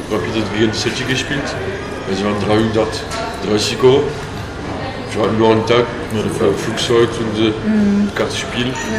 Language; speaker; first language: German; non-native, learner; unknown